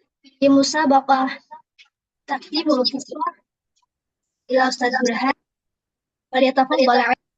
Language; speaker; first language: Arabic; non-native, learner; Indonesian